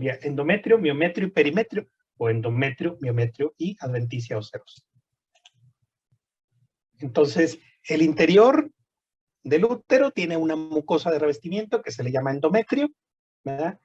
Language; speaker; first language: Spanish; native; Spanish